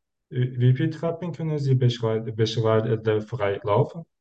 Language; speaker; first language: German; non-native, learner; Turkish